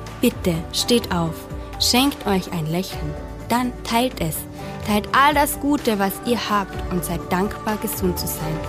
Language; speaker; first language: German; native; German